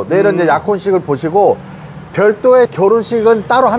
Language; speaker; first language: Korean; native; Korean